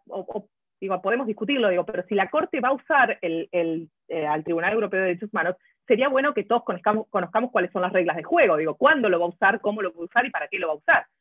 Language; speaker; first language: Spanish; native; Spanish